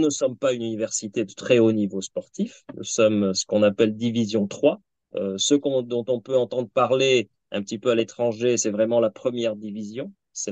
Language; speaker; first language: French; native; French